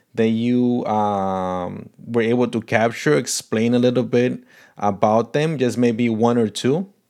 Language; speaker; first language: English; non-native, fluent; Portuguese